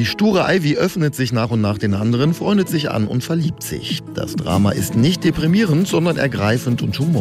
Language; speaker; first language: German; native; German